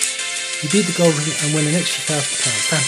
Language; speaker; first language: English; native; English